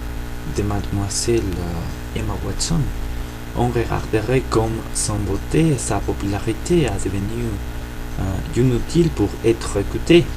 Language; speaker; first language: French; non-native, fluent; Spanish